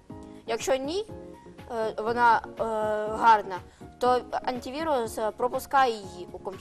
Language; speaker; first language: Ukrainian; non-native, local second language; Russian